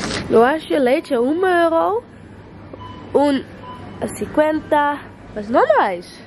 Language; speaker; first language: Portuguese; non-native, learner; Dutch